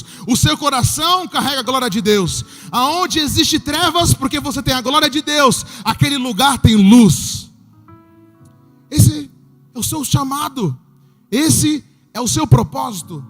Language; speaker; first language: Portuguese; native; Portuguese